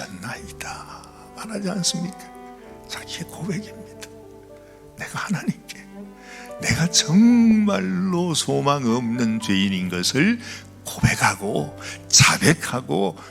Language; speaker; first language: Korean; native; Korean